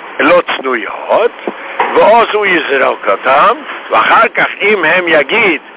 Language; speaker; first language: Hebrew; non-native, fluent; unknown